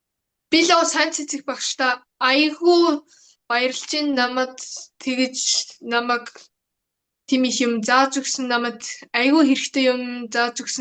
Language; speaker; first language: Mongolian; early bilingual, heritage; Mongolian